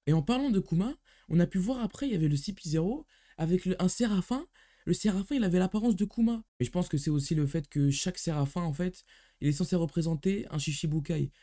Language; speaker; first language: French; native; French